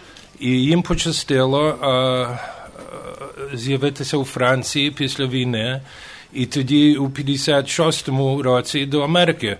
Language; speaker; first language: Ukrainian; early bilingual, heritage; Ukrainian